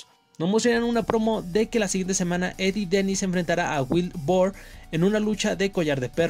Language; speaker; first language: Spanish; native; Spanish